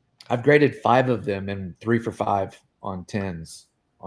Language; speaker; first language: English; native; English